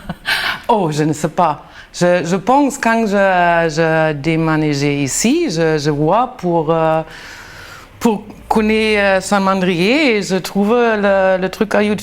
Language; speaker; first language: French; non-native, learner; German